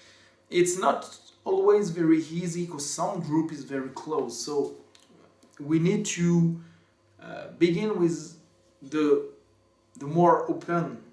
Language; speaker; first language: English; non-native, fluent; French